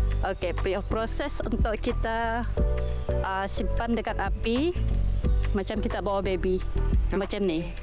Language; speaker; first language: Malay; non-native, local second language; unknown